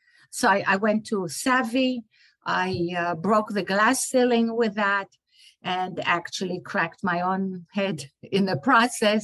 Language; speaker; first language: English; non-native, fluent; Hebrew